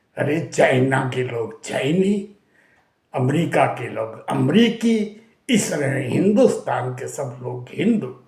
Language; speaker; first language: Hindi; native; Hindi